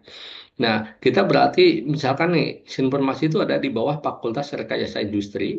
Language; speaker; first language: Indonesian; native; Indonesian